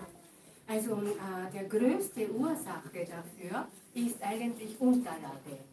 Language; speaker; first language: German; non-native, fluent; Japanese